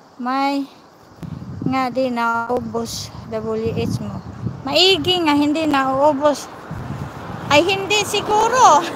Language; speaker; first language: Filipino; non-native, local second language; Cebuano